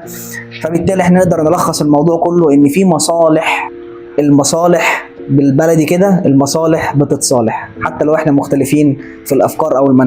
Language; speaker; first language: Arabic; native; Arabic